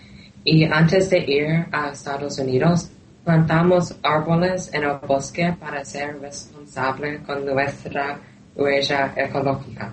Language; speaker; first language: Spanish; non-native, learner; Thai